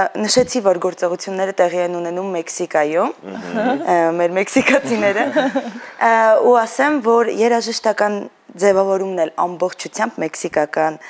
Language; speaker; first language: Armenian; native; Armenian